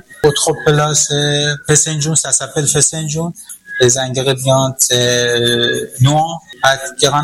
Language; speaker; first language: French; non-native, learner; Persian